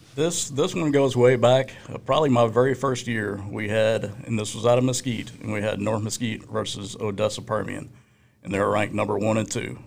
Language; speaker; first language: English; native; English